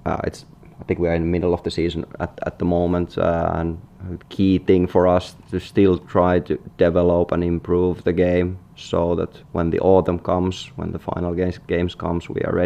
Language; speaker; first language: English; non-native, fluent; Finnish